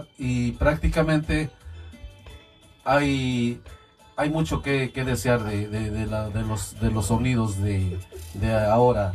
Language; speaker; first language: Spanish; native; Spanish